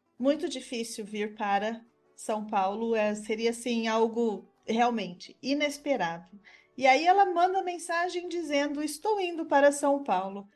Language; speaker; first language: Portuguese; native; Portuguese